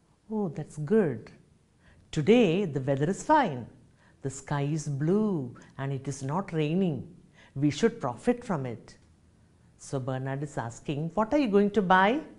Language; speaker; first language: English; non-native, local second language; Malayalam